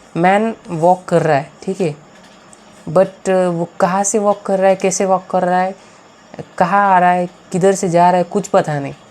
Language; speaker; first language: Hindi; non-native, local second language; Marathi